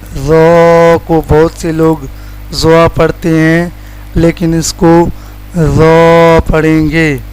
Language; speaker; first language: Urdu; non-native, local second language; Sindhi